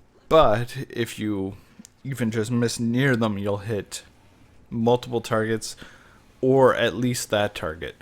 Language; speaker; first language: English; native; English